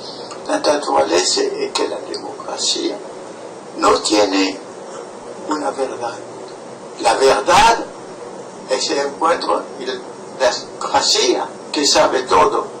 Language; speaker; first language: Spanish; non-native, fluent; French